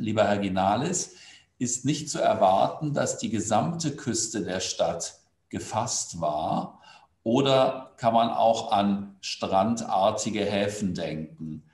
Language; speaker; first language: German; native; German